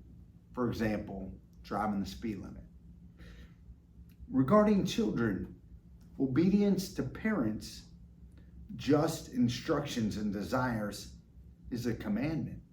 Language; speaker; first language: English; native; English